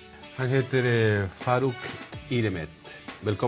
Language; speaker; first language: Swedish; non-native, fluent; Spanish